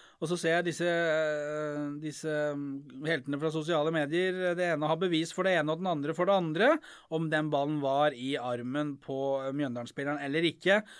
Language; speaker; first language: Norwegian; native; Norwegian